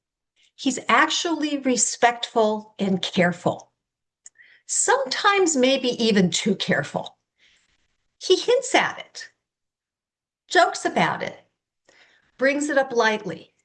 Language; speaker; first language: English; native; English